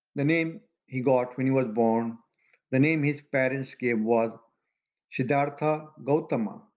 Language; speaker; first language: English; non-native, local second language; Maithili